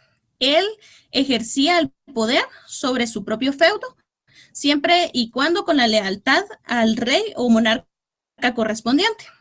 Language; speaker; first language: Spanish; native; Spanish